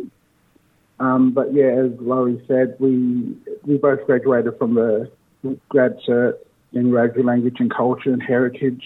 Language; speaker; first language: English; native; English